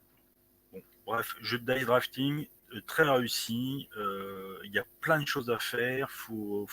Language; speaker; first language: French; native; French